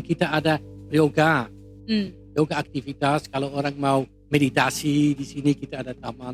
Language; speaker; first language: Indonesian; non-native, fluent; Dutch